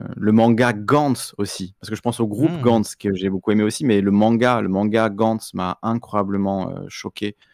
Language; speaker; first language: French; native; French